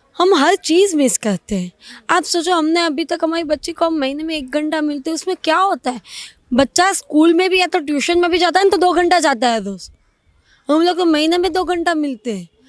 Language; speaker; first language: Hindi; non-native, local second language; Gujarati